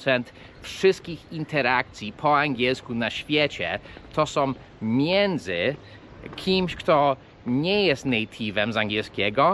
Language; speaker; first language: Polish; early bilingual, heritage; English